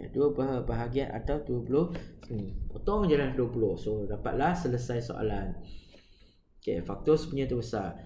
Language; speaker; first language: Malay; non-native, local second language; Chinese